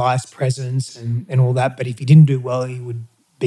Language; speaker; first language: English; early bilingual, other home language; Greek